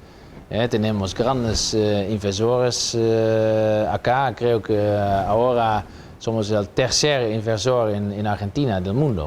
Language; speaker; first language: Spanish; non-native, fluent; Dutch